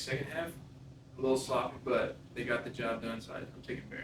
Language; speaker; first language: English; native; English